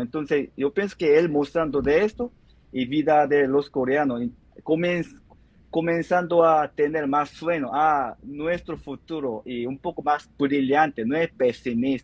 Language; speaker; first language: Spanish; non-native, fluent; Korean